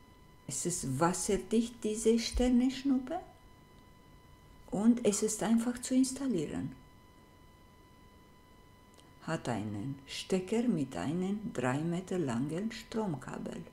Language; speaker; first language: German; non-native, fluent; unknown